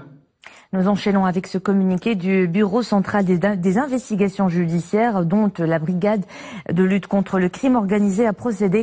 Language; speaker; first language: French; non-native, local second language; Arabic